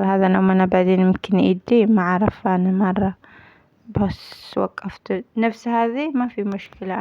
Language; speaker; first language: Arabic; non-native, learner; Amharic